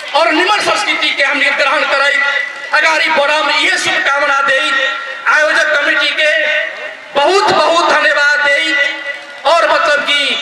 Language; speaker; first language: Bhojpuri; non-native, local second language; Dangaura Tharu